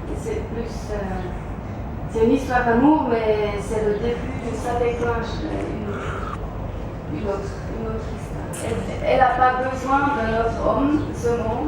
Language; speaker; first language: French; non-native, local second language; German